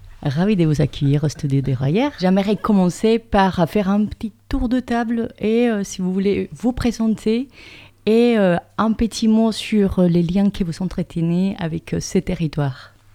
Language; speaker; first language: French; native; French